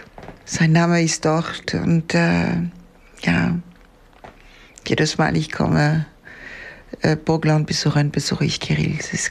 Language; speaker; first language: German; non-native, fluent; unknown